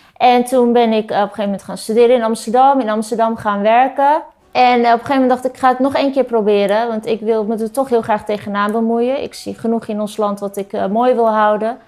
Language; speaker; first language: Dutch; early bilingual, other home language; Turkish